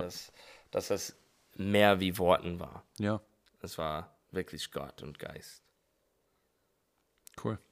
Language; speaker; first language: German; non-native, learner; English